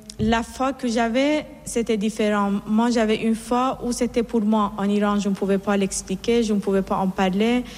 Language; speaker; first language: French; non-native, fluent; Persian